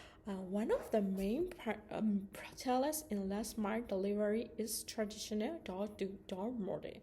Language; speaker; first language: English; non-native, learner; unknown